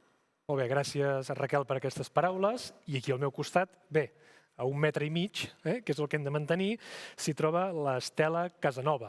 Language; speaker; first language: Catalan; native; Catalan